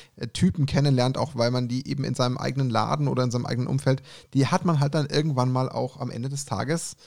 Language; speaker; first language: German; native; German